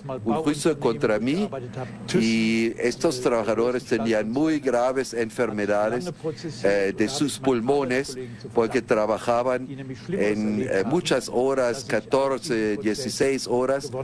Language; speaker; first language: Spanish; non-native, fluent; German